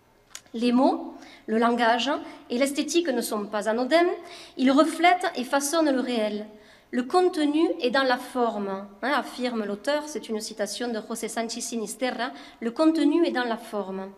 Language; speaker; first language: French; native; French